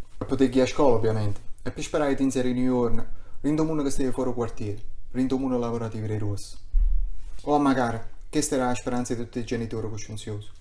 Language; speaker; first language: Italian; non-native, local second language; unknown